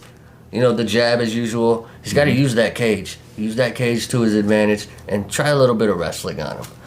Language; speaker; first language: English; native; English